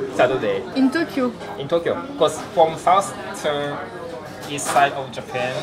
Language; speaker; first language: English; non-native, fluent; Japanese